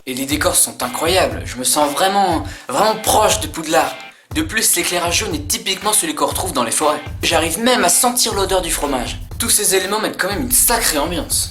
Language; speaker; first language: French; native; French